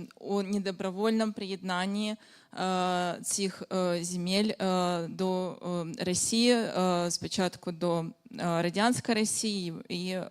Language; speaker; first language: Ukrainian; non-native, fluent; Russian